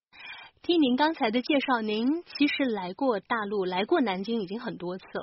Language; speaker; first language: Chinese; native; Chinese